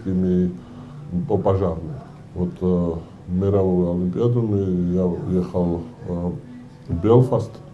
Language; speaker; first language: Russian; non-native, fluent; Georgian